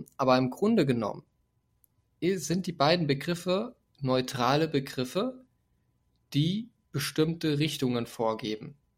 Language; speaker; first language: German; native; German